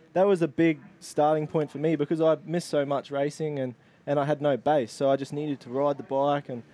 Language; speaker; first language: English; native; English